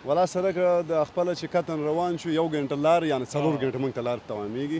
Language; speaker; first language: Pashto; non-native, local second language; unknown